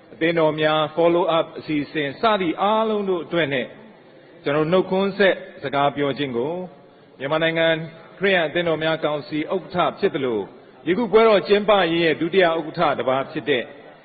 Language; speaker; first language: Burmese; native; Burmese